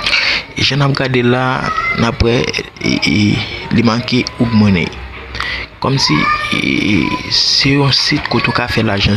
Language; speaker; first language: French; non-native, learner; Haitian Creole